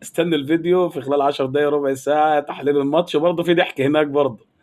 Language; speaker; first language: Arabic; native; Arabic